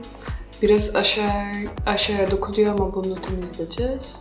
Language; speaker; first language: Turkish; non-native, fluent; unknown